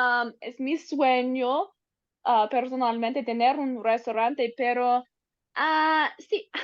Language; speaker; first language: Spanish; non-native, learner; English